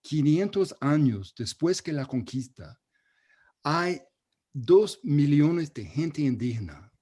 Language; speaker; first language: Spanish; non-native, fluent; English